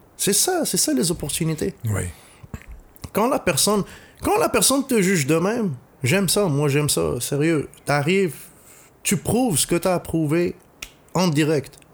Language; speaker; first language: French; non-native, local second language; Arabic